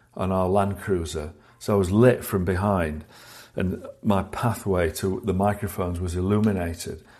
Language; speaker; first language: English; native; English